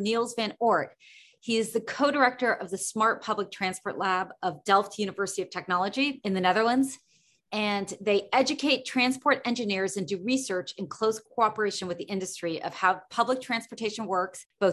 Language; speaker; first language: English; native; English